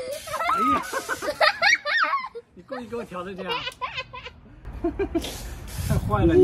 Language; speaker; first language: Chinese; native; Chinese